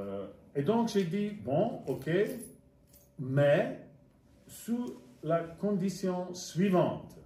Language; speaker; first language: French; non-native, fluent; English